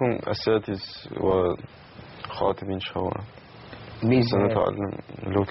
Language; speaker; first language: Arabic; non-native, learner; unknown